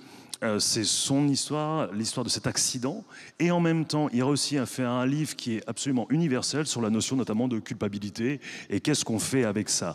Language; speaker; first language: French; native; French